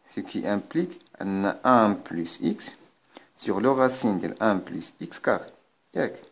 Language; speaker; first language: French; non-native, local second language; Arabic